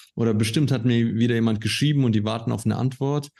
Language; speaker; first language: German; native; German